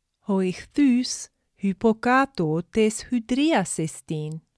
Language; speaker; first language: Greek; non-native, fluent; English